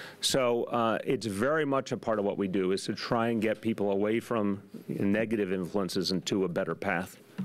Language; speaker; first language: English; native; English